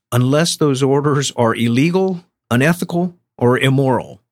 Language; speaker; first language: English; native; English